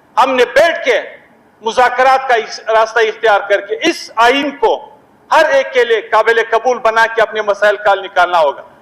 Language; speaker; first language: Urdu; non-native, local second language; Pashto